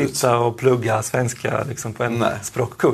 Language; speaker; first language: Swedish; non-native, fluent; Polish